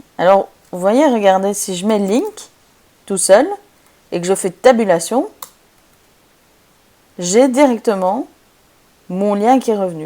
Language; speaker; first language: French; native; French